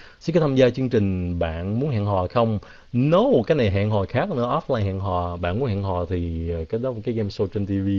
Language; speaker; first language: Vietnamese; early bilingual, heritage; Vietnamese